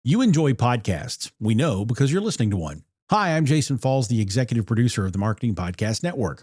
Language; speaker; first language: English; native; English